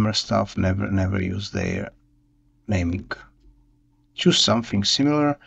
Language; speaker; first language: English; non-native, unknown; Czech